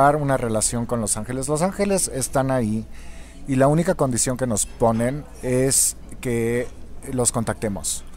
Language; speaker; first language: Spanish; non-native, local second language; German